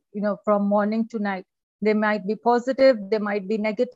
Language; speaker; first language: English; non-native, local second language; Urdu